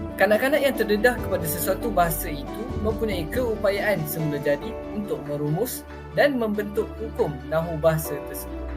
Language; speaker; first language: Malay; native; Malay